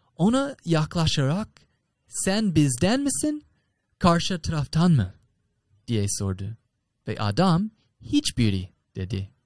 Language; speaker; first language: Turkish; non-native, fluent; English